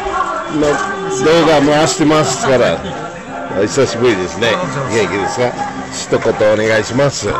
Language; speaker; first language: Japanese; non-native, fluent; English